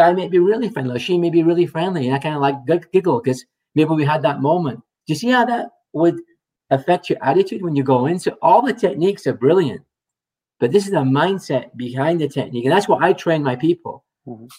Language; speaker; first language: English; native; English